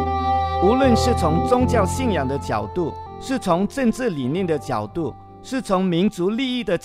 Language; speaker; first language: Chinese; native; Chinese